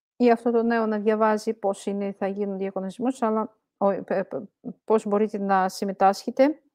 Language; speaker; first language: Greek; non-native, fluent; Russian